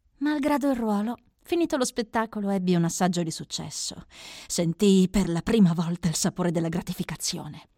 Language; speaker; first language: Italian; native; Italian